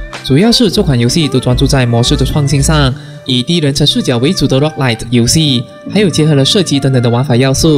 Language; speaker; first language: Chinese; native; Chinese